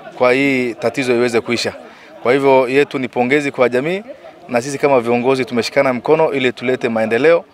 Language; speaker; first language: Swahili; non-native, local second language; Oromo